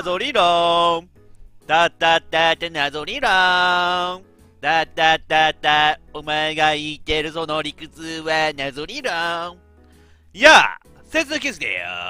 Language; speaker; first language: Japanese; native; Japanese